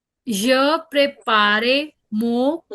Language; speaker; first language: French; non-native, learner; Punjabi